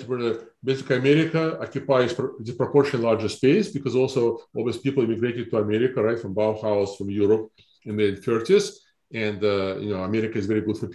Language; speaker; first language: English; non-native, fluent; Russian